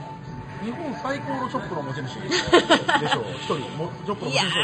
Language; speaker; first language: Japanese; native; Japanese